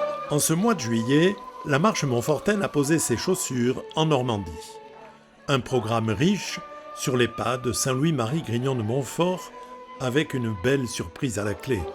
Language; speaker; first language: French; native; French